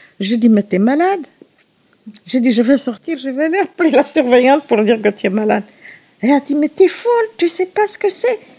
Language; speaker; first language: French; non-native, local second language; Susu